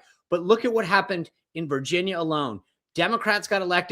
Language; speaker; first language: English; native; English